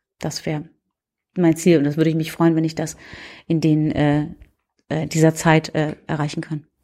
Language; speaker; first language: German; native; German